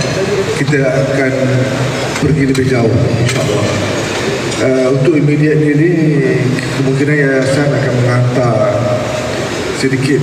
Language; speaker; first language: Malay; native; Malay